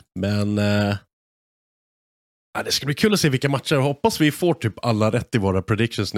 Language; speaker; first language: Swedish; native; Swedish